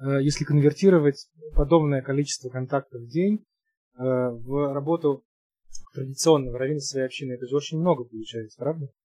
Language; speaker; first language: Russian; native; Russian